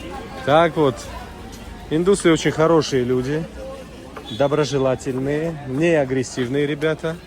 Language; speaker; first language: Russian; non-native, fluent; Tajik